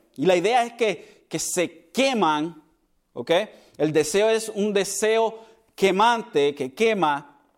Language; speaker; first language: Spanish; early bilingual, heritage; Spanish